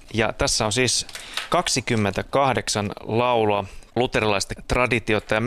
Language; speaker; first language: Finnish; native; Finnish